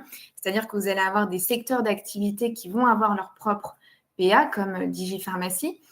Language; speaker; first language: French; native; French